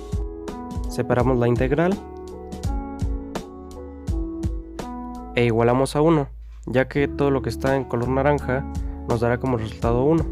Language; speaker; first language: Spanish; native; Spanish